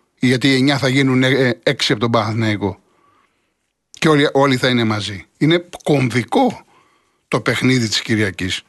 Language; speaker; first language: Greek; native; Greek